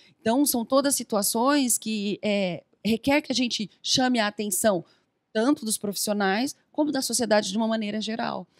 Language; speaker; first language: Portuguese; native; Portuguese